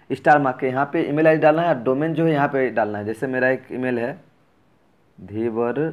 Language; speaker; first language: Hindi; native; Hindi